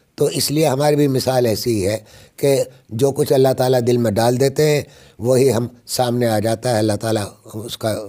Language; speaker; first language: Urdu; native; Urdu